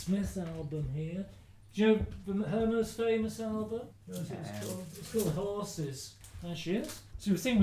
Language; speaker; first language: English; native; English